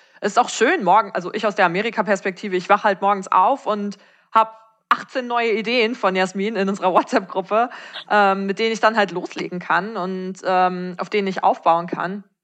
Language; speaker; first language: German; native; German